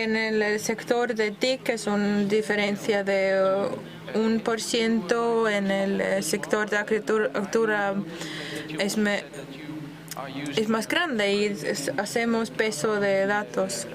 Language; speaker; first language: Spanish; non-native, fluent; Dutch